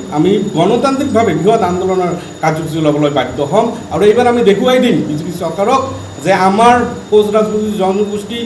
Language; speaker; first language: Assamese; non-native, local second language; Rangpuri